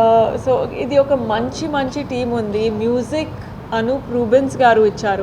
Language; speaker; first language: Telugu; non-native, learner; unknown